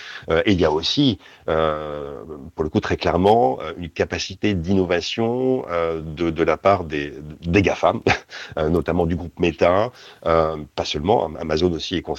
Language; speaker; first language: French; native; French